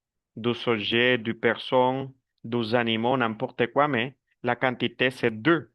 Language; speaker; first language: French; non-native, fluent; Spanish